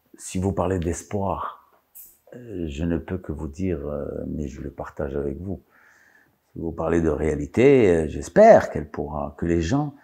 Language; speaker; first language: French; non-native, local second language; Arabic